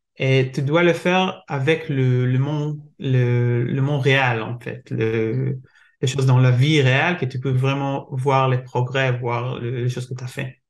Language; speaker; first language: French; non-native, learner; Hebrew